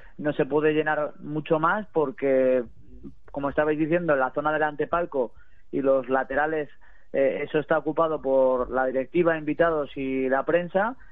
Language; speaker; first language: Spanish; native; Spanish